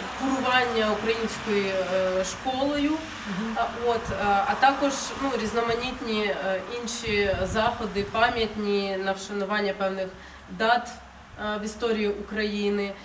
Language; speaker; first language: Ukrainian; native; Ukrainian